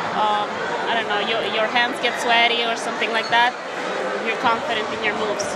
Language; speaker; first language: English; non-native, fluent; Ukrainian